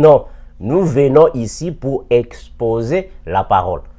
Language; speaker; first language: French; non-native, local second language; Lingala